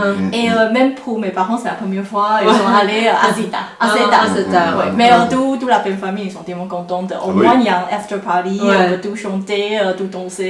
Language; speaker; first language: French; non-native, fluent; Chinese